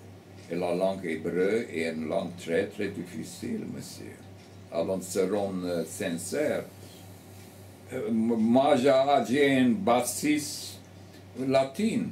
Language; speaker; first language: French; early bilingual, heritage; French